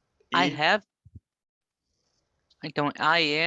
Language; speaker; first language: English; non-native, learner; Portuguese